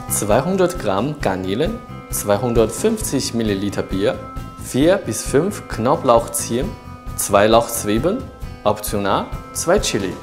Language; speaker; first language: German; non-native, local second language; Chinese